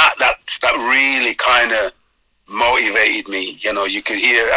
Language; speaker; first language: English; native; English